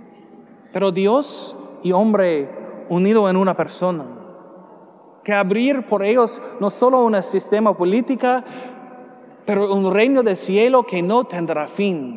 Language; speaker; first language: Spanish; non-native, learner; English